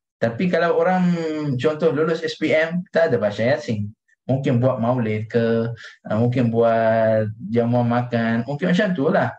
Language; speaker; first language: Malay; non-native, fluent; Arabic